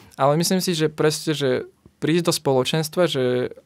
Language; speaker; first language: Slovak; native; Slovak